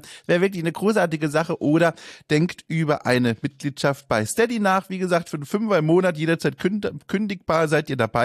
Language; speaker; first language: German; native; German